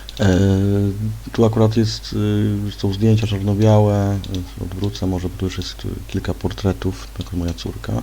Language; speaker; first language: Polish; native; Polish